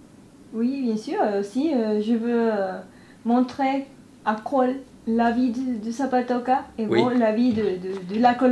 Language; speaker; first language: French; non-native, learner; Spanish